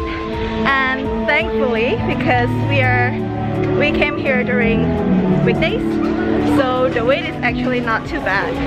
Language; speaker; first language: English; non-native, fluent; Indonesian